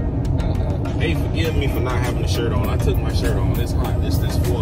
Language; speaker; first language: English; native; English